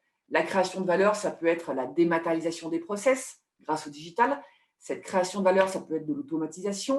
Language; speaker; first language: French; native; French